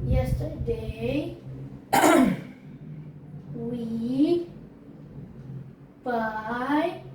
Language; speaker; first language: English; non-native, learner; Indonesian